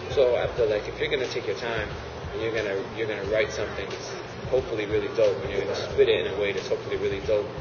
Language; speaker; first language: English; native; English